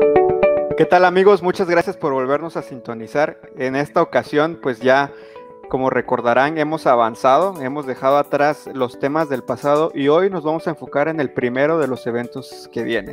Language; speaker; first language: Spanish; native; Spanish